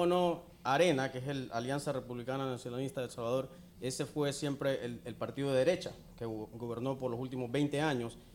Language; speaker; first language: Spanish; native; Spanish